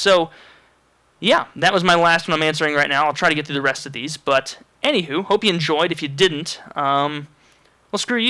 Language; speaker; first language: English; native; English